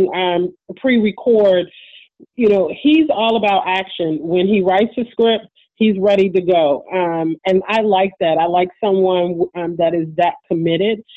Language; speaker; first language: English; native; English